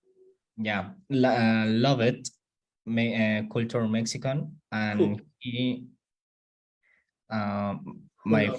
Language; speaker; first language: English; non-native, learner; Spanish